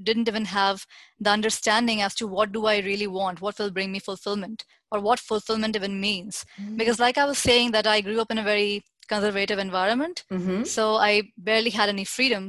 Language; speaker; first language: English; non-native, local second language; Hindi